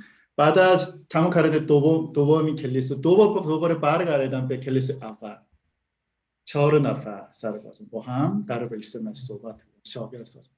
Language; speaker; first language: Persian; non-native, learner; Korean